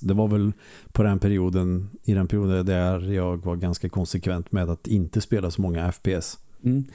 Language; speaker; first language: Swedish; native; Swedish